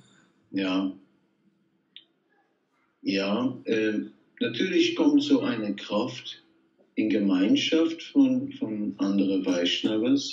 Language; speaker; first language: German; non-native, fluent; Dutch